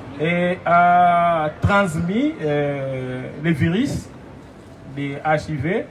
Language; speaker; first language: French; non-native, fluent; Portuguese